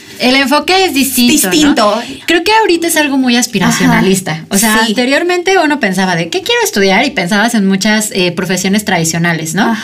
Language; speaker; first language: Spanish; native; Spanish